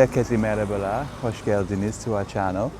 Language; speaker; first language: Turkish; non-native, learner; English